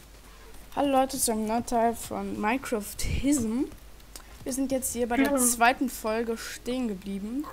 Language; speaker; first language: German; native; German